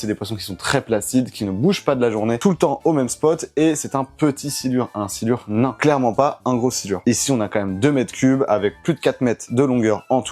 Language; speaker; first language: French; native; French